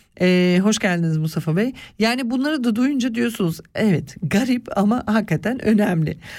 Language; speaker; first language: Turkish; early bilingual, other home language; Swiss German